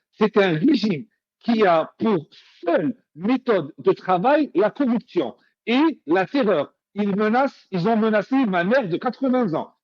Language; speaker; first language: French; non-native, local second language; Arabic